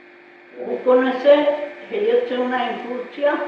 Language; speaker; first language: French; non-native, local second language; Basque